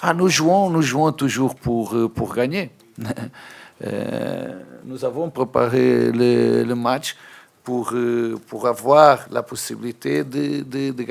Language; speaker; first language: French; non-native, fluent; Portuguese